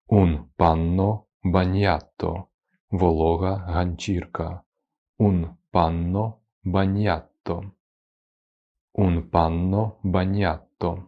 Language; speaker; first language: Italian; non-native, fluent; Ukrainian